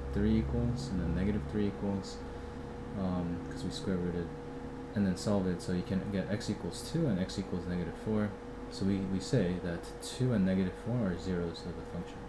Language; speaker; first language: English; native; English